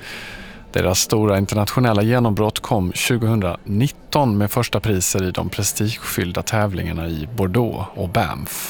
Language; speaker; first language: Swedish; native; Swedish